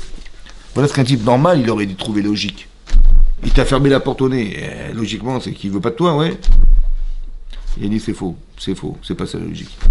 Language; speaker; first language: French; native; French